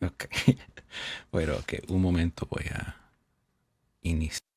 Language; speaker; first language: Spanish; non-native, fluent; English